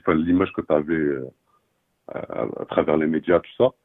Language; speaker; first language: French; non-native, local second language; Arabic